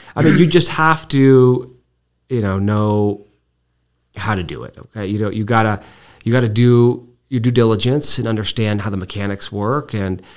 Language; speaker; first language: English; native; English